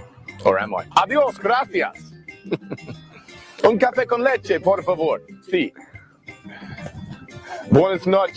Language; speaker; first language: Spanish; non-native, learner; English